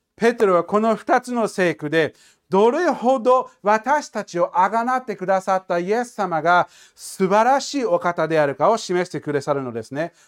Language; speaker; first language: Japanese; non-native, fluent; English